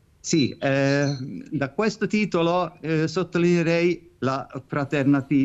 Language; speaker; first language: Italian; non-native, fluent; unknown